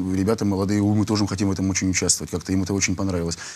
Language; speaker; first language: Russian; native; Russian